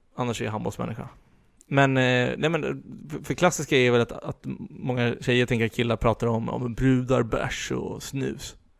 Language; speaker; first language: Swedish; native; Swedish